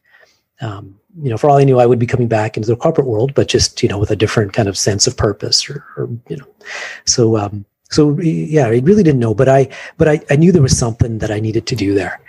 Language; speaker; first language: English; native; English